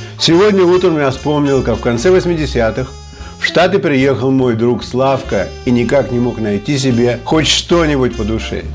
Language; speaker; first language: Russian; native; Russian